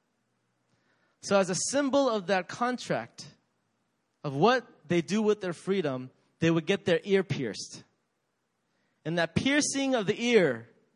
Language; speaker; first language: English; native; English